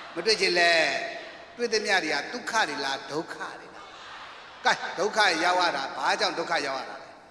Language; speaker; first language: Burmese; native; Burmese